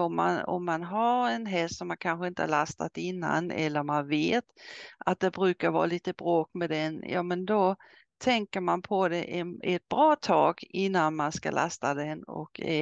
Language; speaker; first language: Swedish; native; Swedish